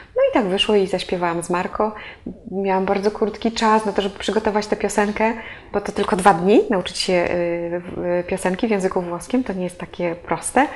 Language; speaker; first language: Polish; native; Polish